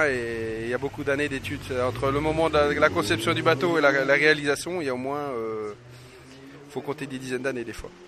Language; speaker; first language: French; native; French